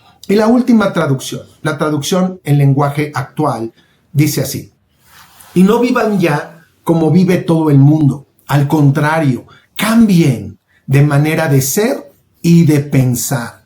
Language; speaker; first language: Spanish; native; Spanish